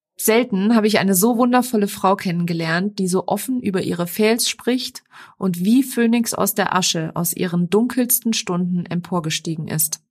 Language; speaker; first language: German; native; German